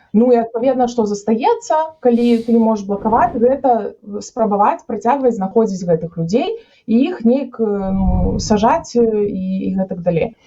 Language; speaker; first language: Belarusian; non-native, local second language; Russian